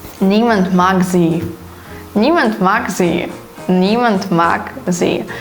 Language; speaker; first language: German; non-native, fluent; Ukrainian